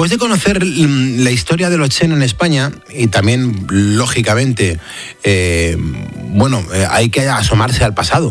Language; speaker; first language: Spanish; native; Spanish